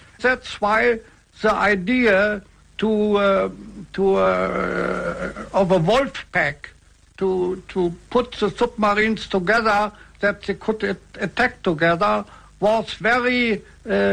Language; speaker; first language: English; non-native, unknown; German